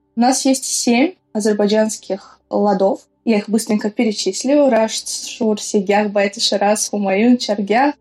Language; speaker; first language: Russian; non-native, local second language; Azerbaijani